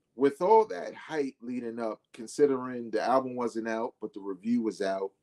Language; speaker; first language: English; native; English